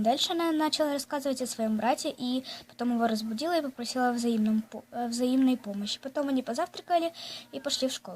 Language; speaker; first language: Russian; native; Russian